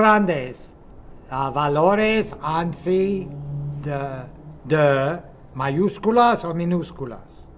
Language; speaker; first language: Spanish; non-native, fluent; English